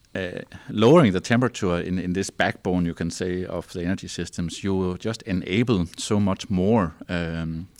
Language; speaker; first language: English; non-native, fluent; Danish